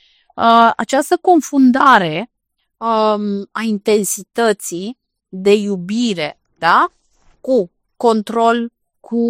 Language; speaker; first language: Romanian; native; Romanian